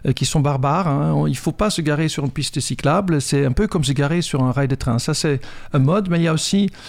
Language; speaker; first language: French; non-native, fluent; Dutch